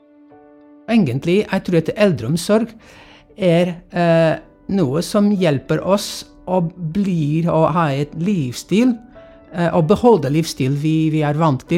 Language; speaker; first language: Norwegian; non-native, fluent; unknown